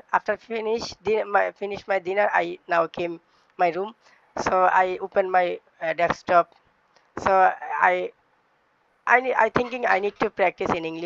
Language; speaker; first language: English; non-native, learner; Bangla